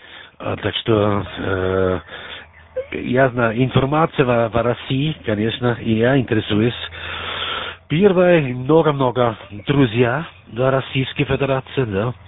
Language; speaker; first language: Russian; non-native, learner; German